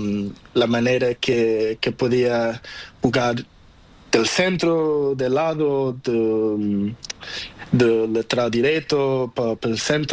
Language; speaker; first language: Spanish; non-native, learner; Portuguese